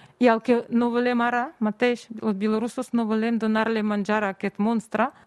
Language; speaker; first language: Catalan; non-native, fluent; Russian